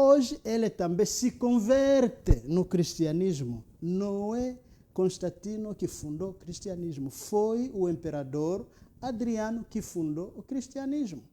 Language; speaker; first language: Portuguese; non-native, local second language; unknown